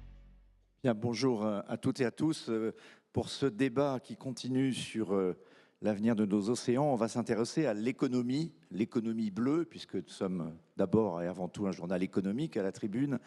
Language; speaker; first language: French; native; French